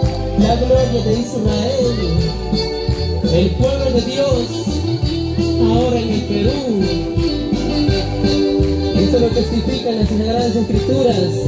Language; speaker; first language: Spanish; native; Spanish